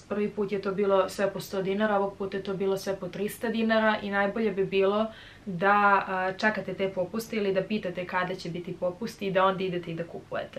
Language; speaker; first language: Serbian; native; Serbian